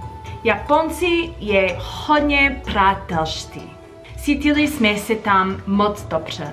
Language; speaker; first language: Czech; non-native, learner; English